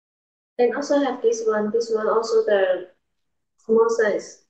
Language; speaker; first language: English; non-native, learner; Chinese